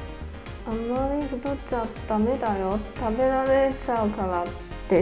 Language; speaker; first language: Japanese; non-native, learner; Chinese